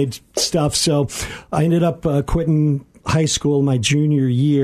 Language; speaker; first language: English; native; English